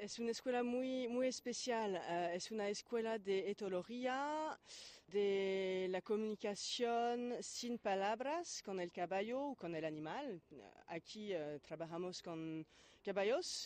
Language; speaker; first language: Spanish; non-native, fluent; French